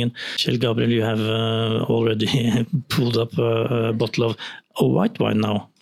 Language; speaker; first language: English; non-native, fluent; Norwegian